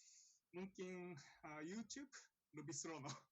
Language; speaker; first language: Indonesian; non-native, learner; Japanese